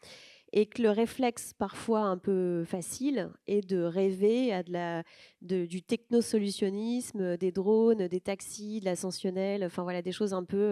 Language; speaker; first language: French; native; French